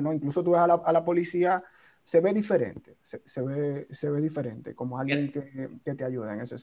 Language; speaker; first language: Spanish; native; Spanish